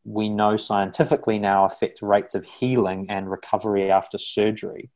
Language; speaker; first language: English; native; English